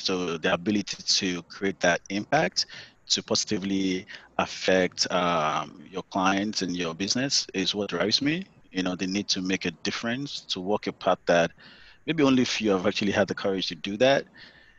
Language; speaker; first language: English; non-native, local second language; Yoruba